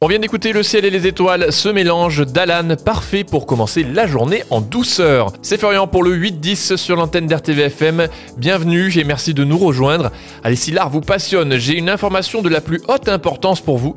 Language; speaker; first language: French; native; French